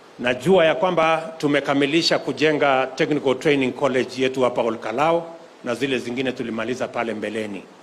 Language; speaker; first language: Swahili; non-native, local second language; Kalenjin